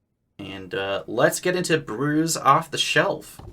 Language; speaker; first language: English; native; English